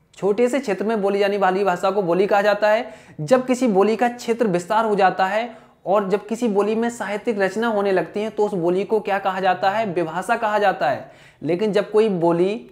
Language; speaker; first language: Hindi; native; Hindi